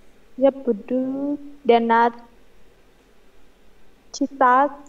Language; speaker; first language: Russian; non-native, learner; Vietnamese